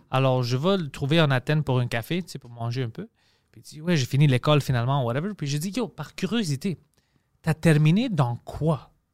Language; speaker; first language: French; native; French